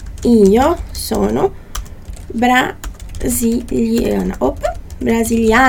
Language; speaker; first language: Italian; non-native, fluent; Portuguese